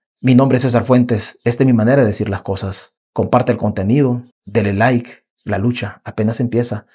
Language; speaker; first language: Spanish; native; Spanish